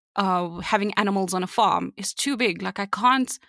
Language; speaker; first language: English; native; English